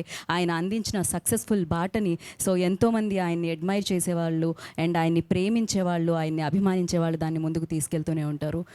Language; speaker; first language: Telugu; native; Telugu